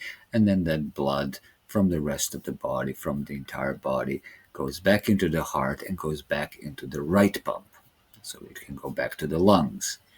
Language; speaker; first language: English; non-native, fluent; Serbian